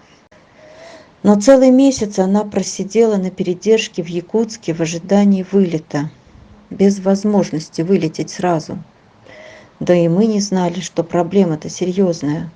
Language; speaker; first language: Russian; native; Russian